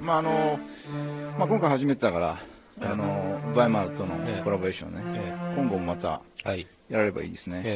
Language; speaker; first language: Japanese; native; Japanese